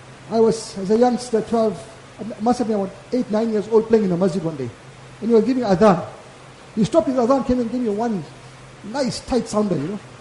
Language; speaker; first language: English; native; English